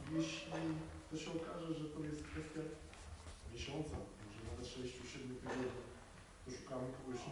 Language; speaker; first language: Polish; native; Polish